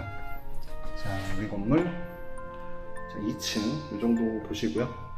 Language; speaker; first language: Korean; native; Korean